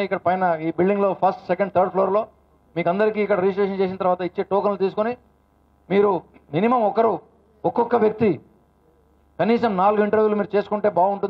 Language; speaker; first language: Telugu; native; Telugu